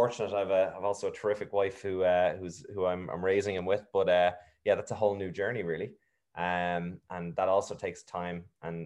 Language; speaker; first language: English; native; English